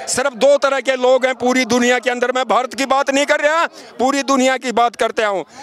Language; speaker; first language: Hindi; native; Hindi